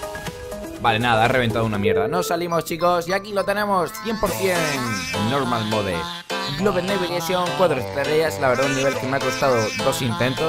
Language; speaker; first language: Spanish; native; Spanish